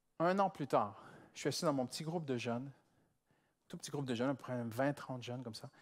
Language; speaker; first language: French; native; French